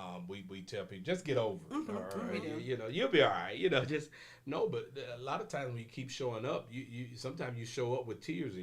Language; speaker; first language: English; native; English